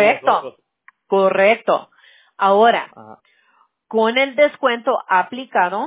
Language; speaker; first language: Spanish; early bilingual, heritage; Spanish